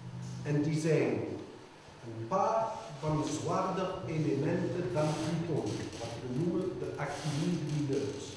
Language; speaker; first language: Dutch; non-native, local second language; French